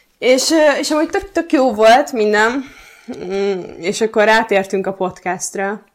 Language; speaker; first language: Hungarian; native; Hungarian